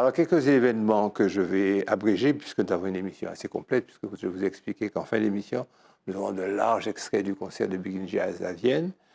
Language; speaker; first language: French; native; French